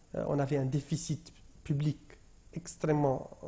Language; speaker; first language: French; non-native, local second language; Arabic